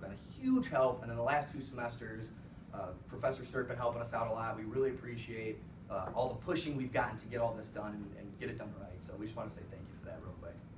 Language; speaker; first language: English; native; English